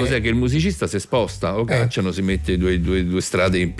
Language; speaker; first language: Italian; native; Italian